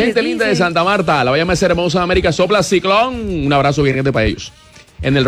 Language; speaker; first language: Spanish; native; Spanish